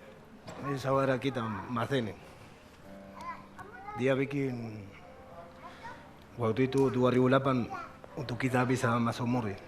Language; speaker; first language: Indonesian; non-native, fluent; Spanish